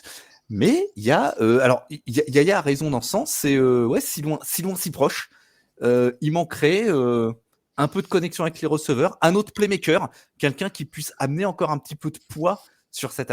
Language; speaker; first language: French; native; French